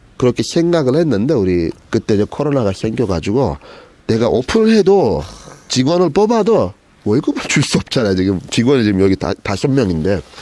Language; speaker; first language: Korean; non-native, fluent; Turkish